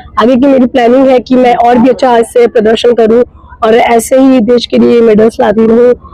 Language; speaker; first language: Hindi; native; Hindi